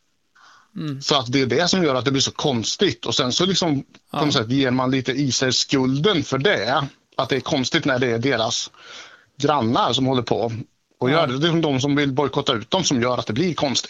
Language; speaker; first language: Swedish; native; Swedish